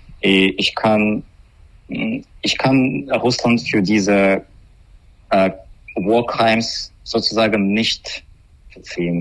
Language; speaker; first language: German; non-native, learner; Russian